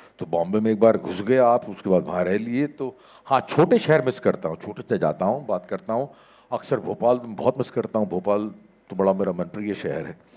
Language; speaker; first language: Hindi; native; Hindi